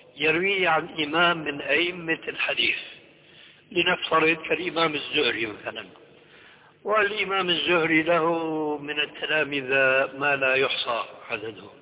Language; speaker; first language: Arabic; early bilingual, other home language; Albanian